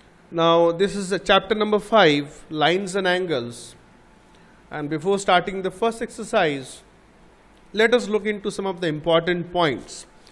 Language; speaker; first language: English; non-native, local second language; Bangla